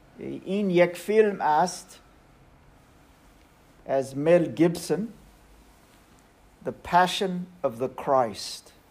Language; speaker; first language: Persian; non-native, learner; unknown